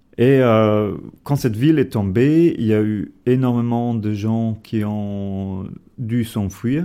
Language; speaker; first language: French; non-native, fluent; German